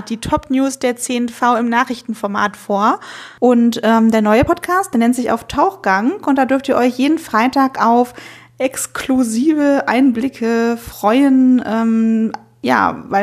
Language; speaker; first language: German; native; German